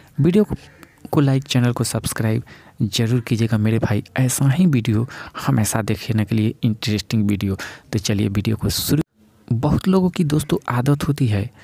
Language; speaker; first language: Hindi; native; Hindi